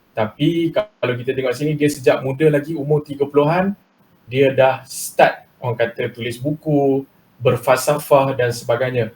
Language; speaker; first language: Malay; non-native, local second language; Chinese